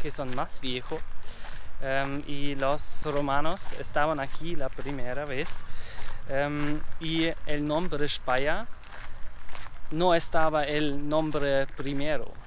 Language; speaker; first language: Spanish; non-native, learner; German